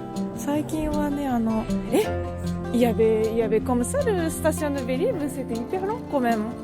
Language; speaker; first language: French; non-native, learner; Japanese